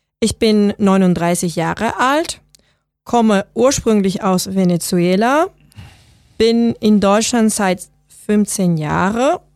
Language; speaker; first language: German; non-native, fluent; Spanish